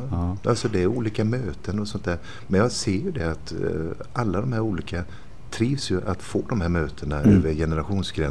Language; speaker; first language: Swedish; native; Swedish